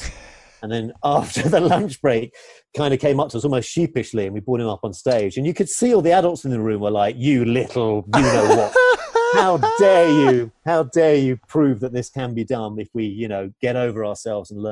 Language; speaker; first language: English; native; English